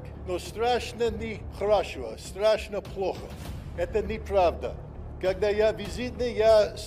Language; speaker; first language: Russian; non-native, learner; English